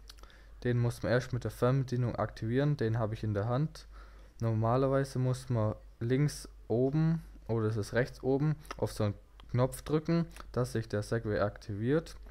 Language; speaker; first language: German; native; German